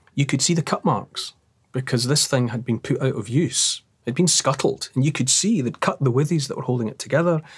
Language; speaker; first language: English; native; English